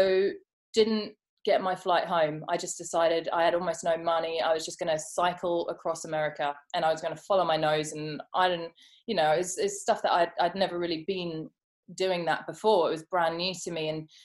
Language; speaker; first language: English; native; English